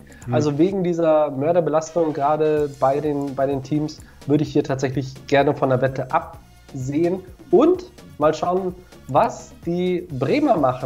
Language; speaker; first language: German; native; German